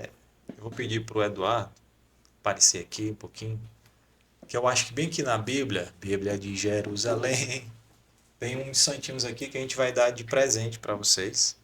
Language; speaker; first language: Portuguese; native; Portuguese